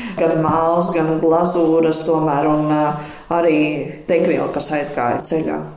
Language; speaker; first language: Latvian; native; Latvian